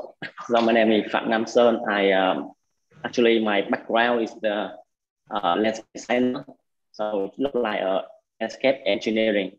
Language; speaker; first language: English; non-native, learner; Vietnamese